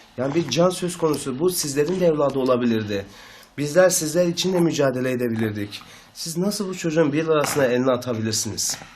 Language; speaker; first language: Turkish; native; Turkish